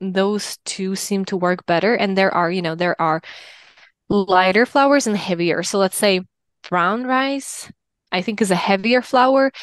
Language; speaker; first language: English; non-native, fluent; Russian